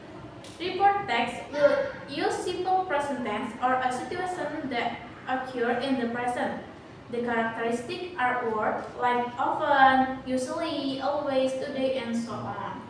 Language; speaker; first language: English; non-native, learner; Indonesian